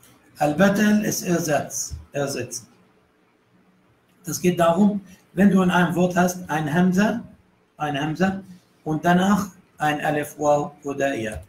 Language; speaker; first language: German; non-native, fluent; Arabic